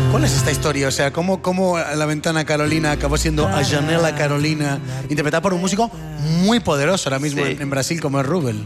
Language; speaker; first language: Spanish; native; Spanish